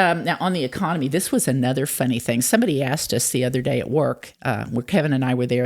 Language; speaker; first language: English; native; English